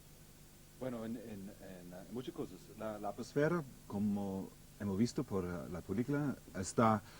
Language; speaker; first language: Spanish; non-native, fluent; English